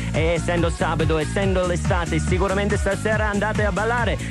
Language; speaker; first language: Italian; non-native, fluent; English